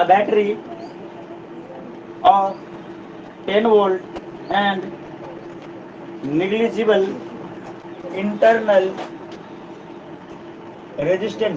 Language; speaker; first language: Hindi; native; Hindi